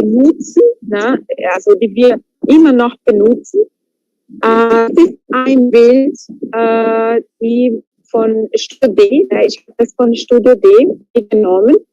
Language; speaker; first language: German; non-native, fluent; Portuguese